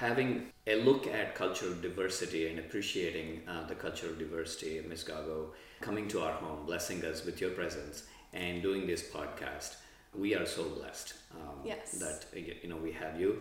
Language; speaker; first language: English; non-native, local second language; Telugu